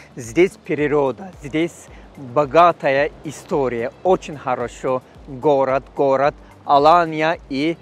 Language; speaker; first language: Russian; non-native, learner; Turkish